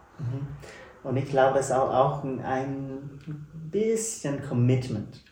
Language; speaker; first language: German; non-native, fluent; Vietnamese